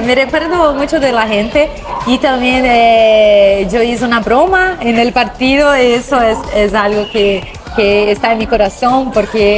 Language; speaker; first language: Spanish; non-native, fluent; Portuguese